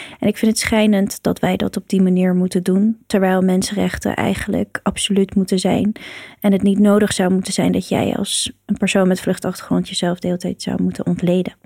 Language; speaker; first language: Dutch; early bilingual, other home language; Persian